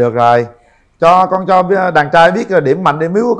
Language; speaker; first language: Vietnamese; native; Vietnamese